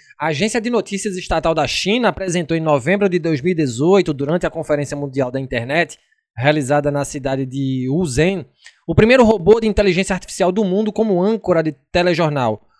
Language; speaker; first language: Portuguese; native; Portuguese